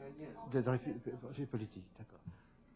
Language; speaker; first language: French; native; French